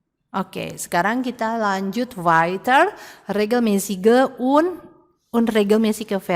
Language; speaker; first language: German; non-native, fluent; Indonesian